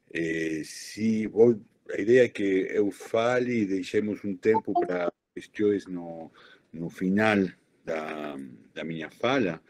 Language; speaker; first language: Portuguese; non-native, learner; Spanish